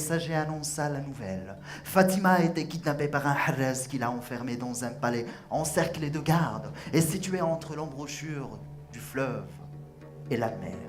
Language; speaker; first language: French; non-native, local second language; Arabic